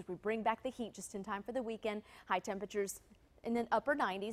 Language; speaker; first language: English; native; English